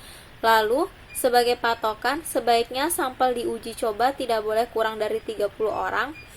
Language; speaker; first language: Indonesian; native; Indonesian